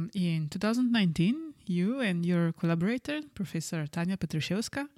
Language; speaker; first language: English; non-native, fluent; Slovenian